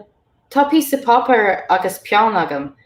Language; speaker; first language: Irish; non-native, learner; English